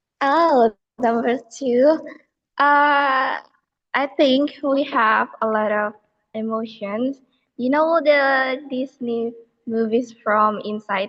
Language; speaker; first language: English; non-native, fluent; Indonesian